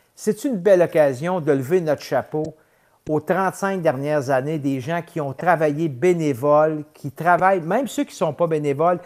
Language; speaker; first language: French; native; French